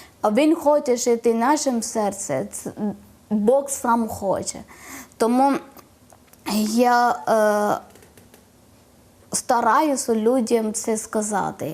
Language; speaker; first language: Ukrainian; non-native, learner; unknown